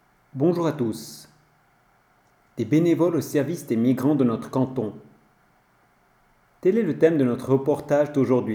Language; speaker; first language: French; native; French